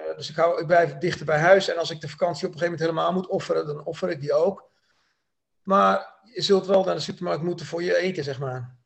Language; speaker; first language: Dutch; native; Dutch